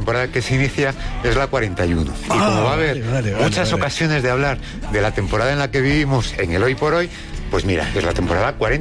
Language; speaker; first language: Spanish; native; Spanish